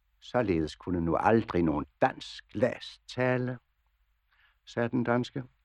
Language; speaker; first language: Danish; native; Danish